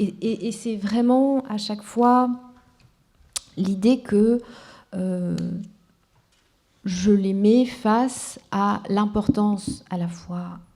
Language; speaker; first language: French; non-native, local second language; Kinyarwanda